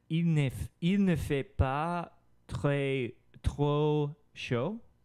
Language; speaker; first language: French; non-native, learner; English